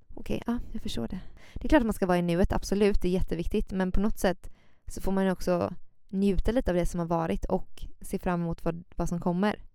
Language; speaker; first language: Swedish; native; Swedish